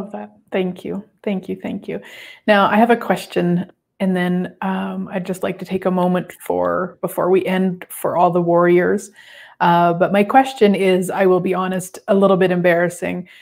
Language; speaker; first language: English; native; English